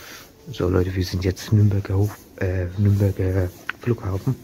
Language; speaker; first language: German; early bilingual, other home language; Turkish